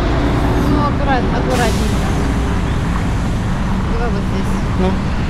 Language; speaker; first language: Japanese; non-native, learner; Russian